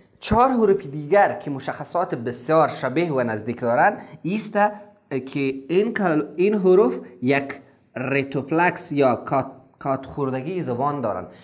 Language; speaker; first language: Persian; non-native, local second language; Pashto